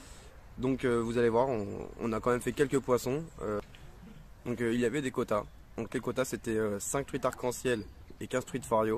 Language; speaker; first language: French; native; French